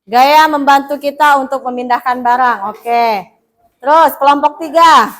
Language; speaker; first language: Indonesian; native; Indonesian